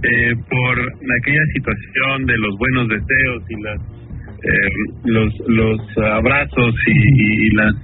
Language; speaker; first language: Spanish; native; Spanish